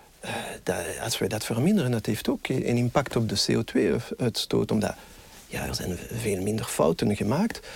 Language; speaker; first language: Dutch; non-native, local second language; French